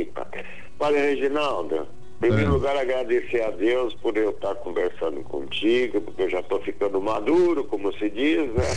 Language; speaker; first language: Portuguese; native; Portuguese